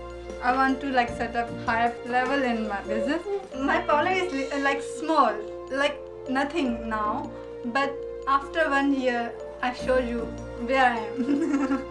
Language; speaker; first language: English; non-native, learner; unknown